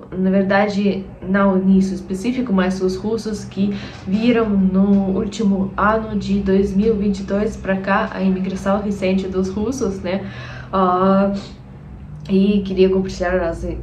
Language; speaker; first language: Portuguese; non-native, fluent; Russian